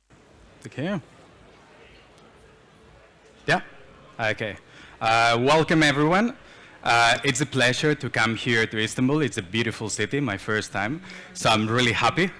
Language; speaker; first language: English; non-native, fluent; Spanish